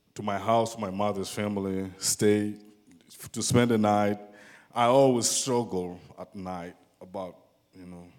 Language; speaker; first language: English; non-native, fluent; Dyula